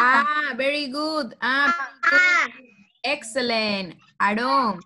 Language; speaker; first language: English; non-native, fluent; Spanish